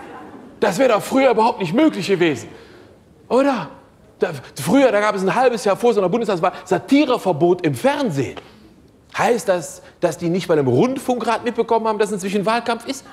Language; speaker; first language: German; native; German